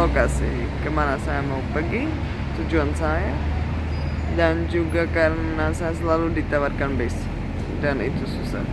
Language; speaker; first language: Indonesian; non-native, fluent; Czech